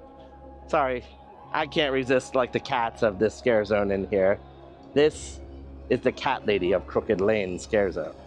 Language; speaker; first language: English; native; English